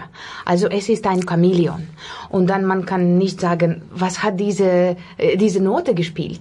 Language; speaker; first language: German; non-native, fluent; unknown